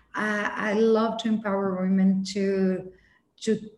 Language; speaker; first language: English; non-native, fluent; Portuguese